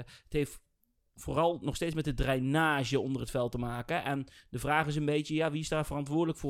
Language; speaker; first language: Dutch; native; Dutch